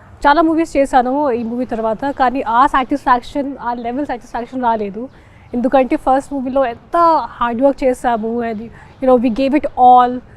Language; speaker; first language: Telugu; non-native, local second language; Hindi